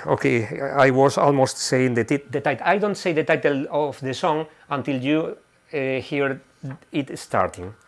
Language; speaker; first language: English; non-native, fluent; Spanish